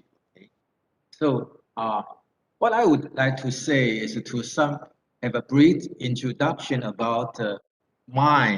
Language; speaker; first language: English; non-native, fluent; Thai